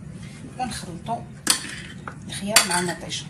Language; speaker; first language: Arabic; native; Arabic